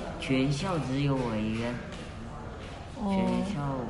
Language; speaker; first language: Chinese; non-native, local second language; Uyghur